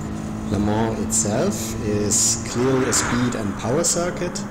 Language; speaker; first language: English; non-native, fluent; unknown